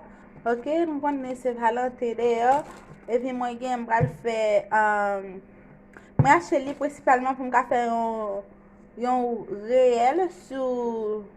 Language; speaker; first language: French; non-native, local second language; Haitian Creole